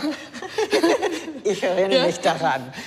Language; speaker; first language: German; non-native, fluent; English